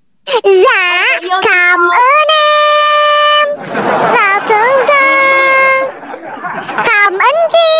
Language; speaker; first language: Vietnamese; non-native, learner; Indonesian